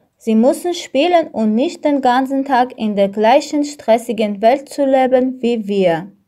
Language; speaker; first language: German; non-native, learner; Armenian